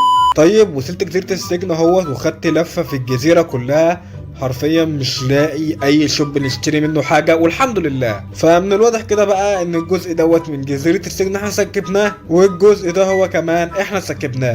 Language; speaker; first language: Arabic; native; Arabic